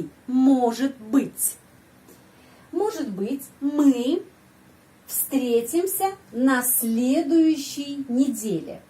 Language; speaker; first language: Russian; non-native, fluent; Indonesian